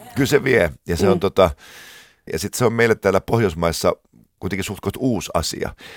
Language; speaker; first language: Finnish; native; Finnish